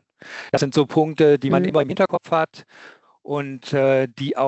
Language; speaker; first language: German; native; German